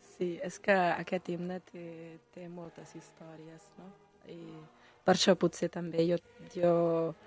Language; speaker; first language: Catalan; non-native, fluent; German